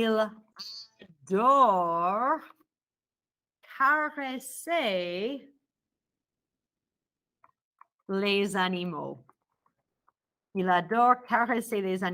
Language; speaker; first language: French; non-native, fluent; English